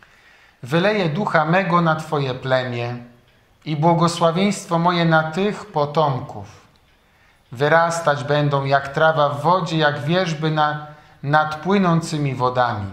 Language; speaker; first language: Polish; native; Polish